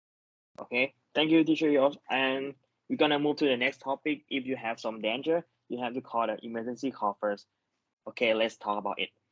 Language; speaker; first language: English; non-native, learner; Thai